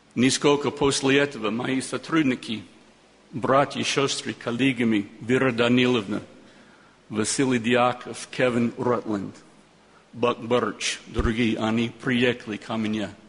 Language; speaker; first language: Russian; non-native, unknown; English